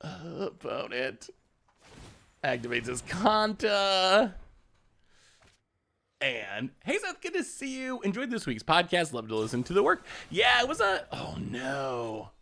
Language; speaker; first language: English; native; English